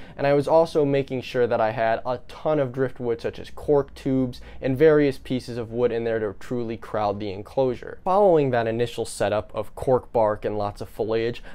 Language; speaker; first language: English; native; English